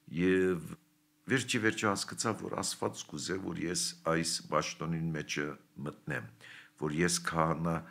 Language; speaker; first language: Armenian; early bilingual, heritage; Armenian